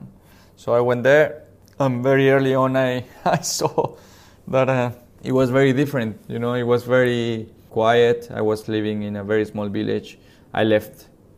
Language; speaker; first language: English; non-native, fluent; Spanish